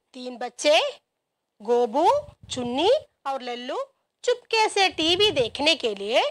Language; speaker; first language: Hindi; non-native, local second language; Malayalam